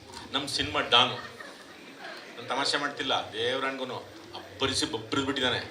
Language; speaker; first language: Kannada; native; Kannada